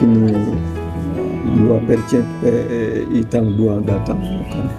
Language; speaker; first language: Indonesian; non-native, learner; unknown